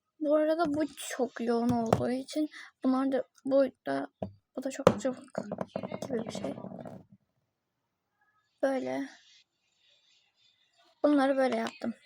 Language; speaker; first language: Turkish; native; Turkish